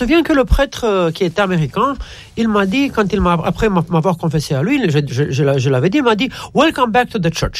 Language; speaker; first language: French; non-native, fluent; Romanian